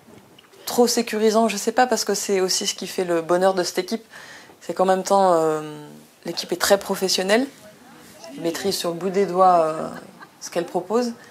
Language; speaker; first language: French; native; French